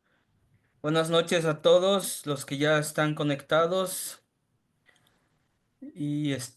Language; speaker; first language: Spanish; native; Spanish